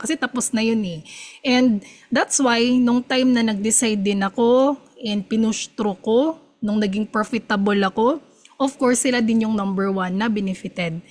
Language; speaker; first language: Filipino; non-native, local second language; Cebuano